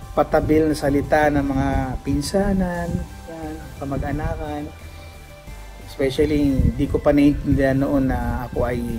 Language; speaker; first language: Filipino; native; Filipino